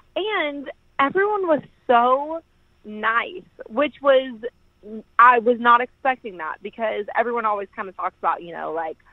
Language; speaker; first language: English; native; English